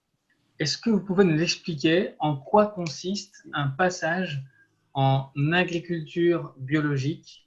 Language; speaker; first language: French; native; French